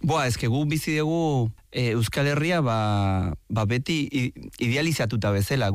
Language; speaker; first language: Basque; non-native, fluent; Spanish